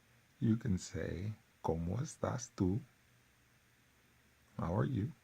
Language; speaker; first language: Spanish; non-native, fluent; English